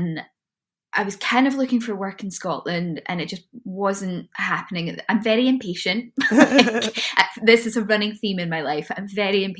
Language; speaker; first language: English; native; English